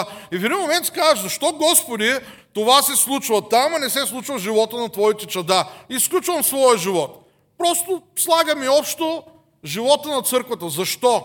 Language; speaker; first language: Bulgarian; native; Bulgarian